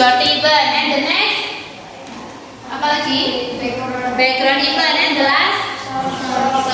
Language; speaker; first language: English; non-native, learner; Indonesian